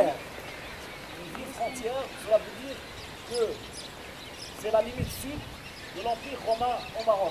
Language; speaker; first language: French; non-native, local second language; Arabic